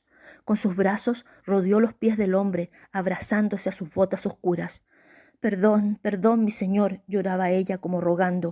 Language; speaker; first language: Spanish; native; Spanish